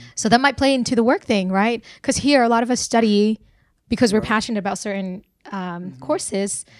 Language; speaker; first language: English; early bilingual, other home language; Burmese